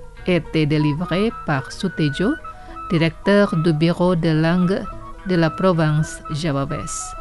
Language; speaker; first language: French; non-native, fluent; Indonesian